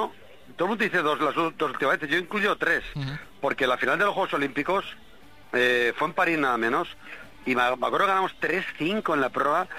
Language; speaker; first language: Spanish; native; Spanish